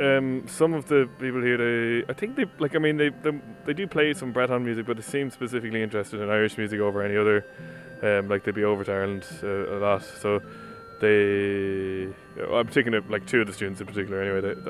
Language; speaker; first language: English; non-native, local second language; Irish